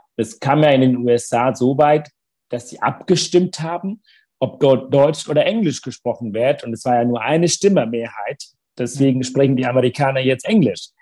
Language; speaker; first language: German; early bilingual, other home language; Tamil